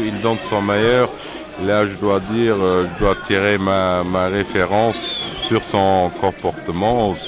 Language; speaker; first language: French; non-native, local second language; Luxembourgish